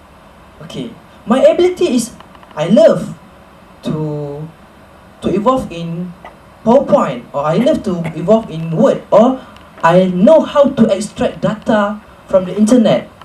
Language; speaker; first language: English; non-native, local second language; Malay